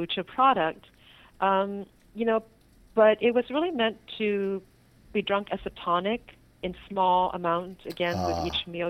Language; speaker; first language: English; non-native, local second language; Cantonese